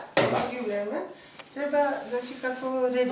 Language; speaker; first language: Macedonian; non-native, fluent; Armenian